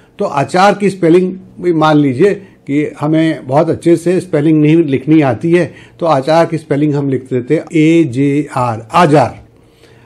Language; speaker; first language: Hindi; native; Hindi